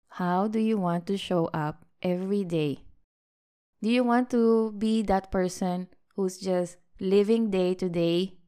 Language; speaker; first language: English; non-native, local second language; Filipino